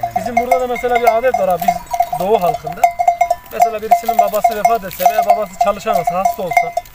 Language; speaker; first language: Turkish; native; Turkish